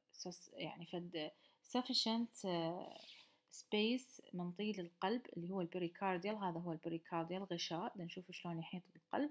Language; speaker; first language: Arabic; native; Arabic